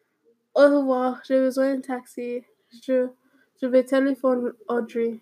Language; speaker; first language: French; non-native, learner; English